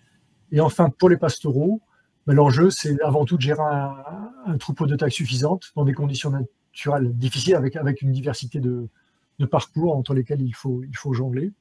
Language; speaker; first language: French; native; French